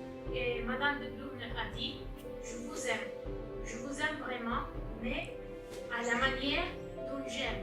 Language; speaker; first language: French; non-native, learner; Spanish